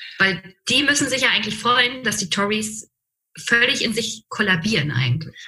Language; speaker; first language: German; native; German